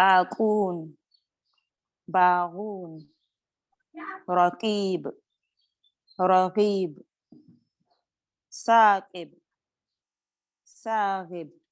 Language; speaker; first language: Arabic; non-native, learner; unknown